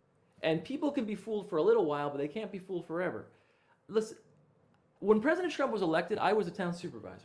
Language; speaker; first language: English; native; English